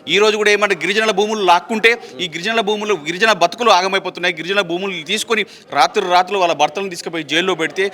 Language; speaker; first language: Telugu; native; Telugu